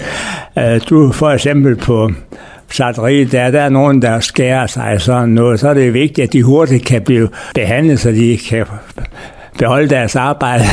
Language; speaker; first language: Danish; native; Danish